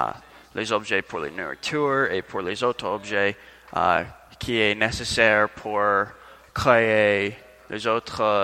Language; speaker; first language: French; non-native, learner; English